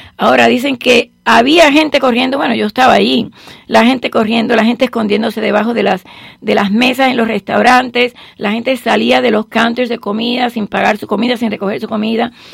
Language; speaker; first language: Spanish; native; Spanish